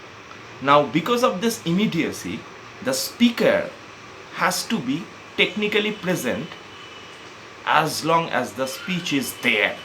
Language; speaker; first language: English; non-native, local second language; Bangla